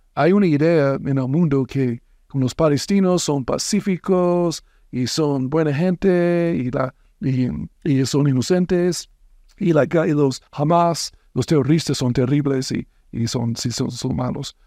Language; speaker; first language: Spanish; non-native, fluent; English